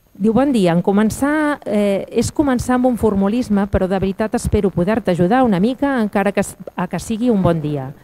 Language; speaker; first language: Catalan; native; Catalan